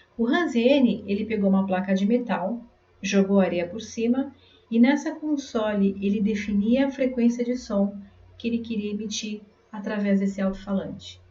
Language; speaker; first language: Portuguese; native; Portuguese